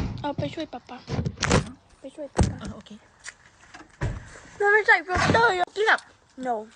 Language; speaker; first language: Thai; early bilingual, heritage; Thai